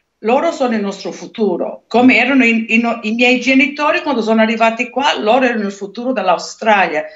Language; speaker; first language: Italian; early bilingual, heritage; Italian